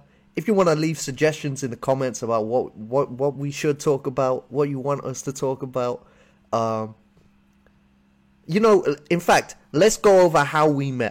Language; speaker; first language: English; native; English